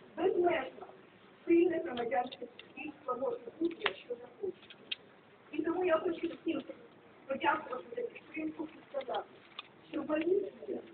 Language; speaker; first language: Ukrainian; non-native, local second language; Russian